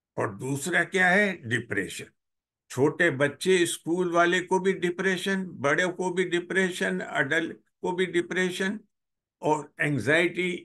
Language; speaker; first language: Hindi; native; Hindi